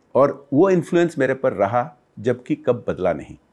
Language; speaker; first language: Hindi; non-native, local second language; Odia